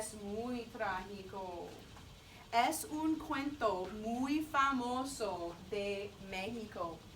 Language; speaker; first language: Spanish; non-native, fluent; English